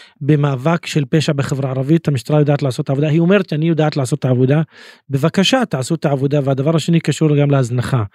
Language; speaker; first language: Hebrew; non-native, local second language; Arabic